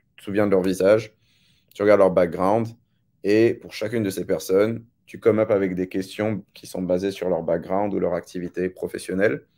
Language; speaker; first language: French; native; French